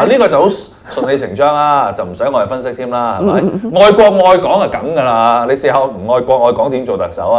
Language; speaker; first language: Cantonese; native; Cantonese